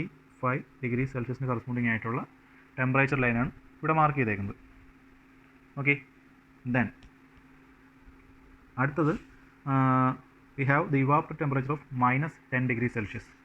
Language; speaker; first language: Malayalam; native; Malayalam